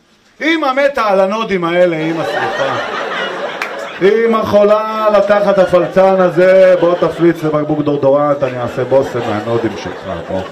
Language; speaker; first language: Hebrew; native; Hebrew